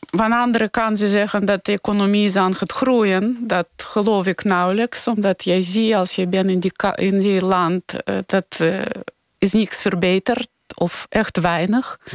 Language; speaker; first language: Dutch; non-native, fluent; Romanian